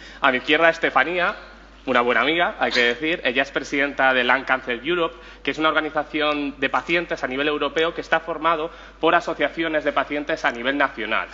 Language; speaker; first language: Spanish; native; Spanish